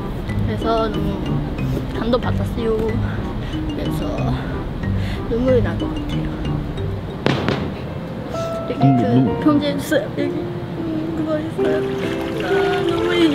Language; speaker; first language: Korean; non-native, fluent; Chinese